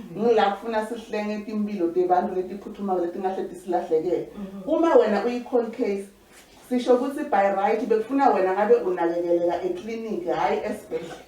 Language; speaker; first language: Zulu; non-native, local second language; Swati